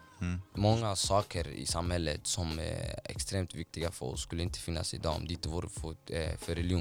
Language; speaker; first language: Swedish; non-native, fluent; Somali